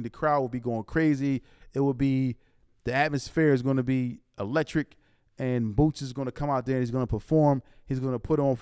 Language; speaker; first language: English; native; English